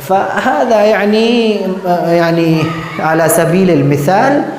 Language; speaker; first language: Arabic; non-native, fluent; Urdu